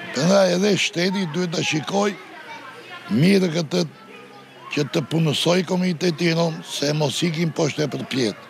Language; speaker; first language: Albanian; non-native, local second language; Romany